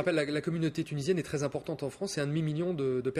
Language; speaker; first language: French; native; French